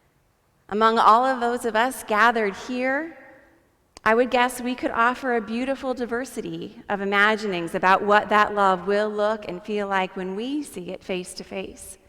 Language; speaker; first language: English; native; English